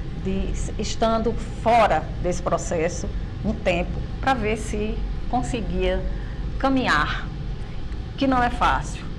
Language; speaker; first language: Portuguese; native; Portuguese